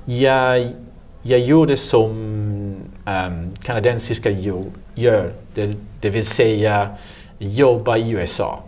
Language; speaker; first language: Swedish; non-native, learner; English